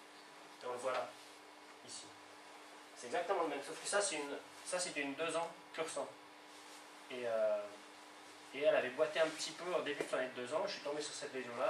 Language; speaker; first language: French; native; French